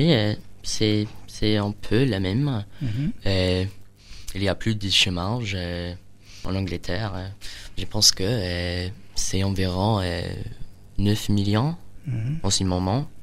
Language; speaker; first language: French; non-native, learner; English